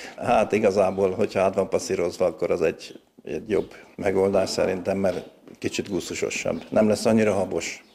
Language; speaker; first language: Hungarian; native; Hungarian